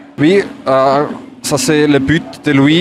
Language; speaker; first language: French; non-native, learner; German